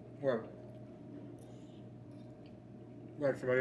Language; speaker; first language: French; native; French